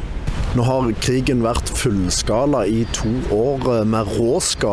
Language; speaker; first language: Norwegian; native; Norwegian